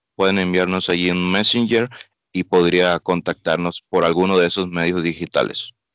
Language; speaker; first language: Spanish; native; Spanish